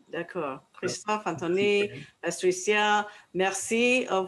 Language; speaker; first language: French; non-native, learner; English